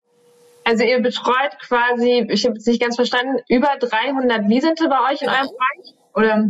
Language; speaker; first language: German; native; German